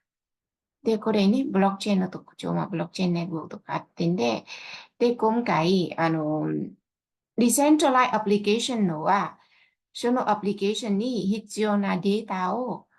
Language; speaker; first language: Japanese; non-native, fluent; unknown